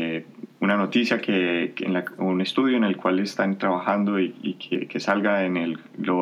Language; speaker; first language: Spanish; native; Spanish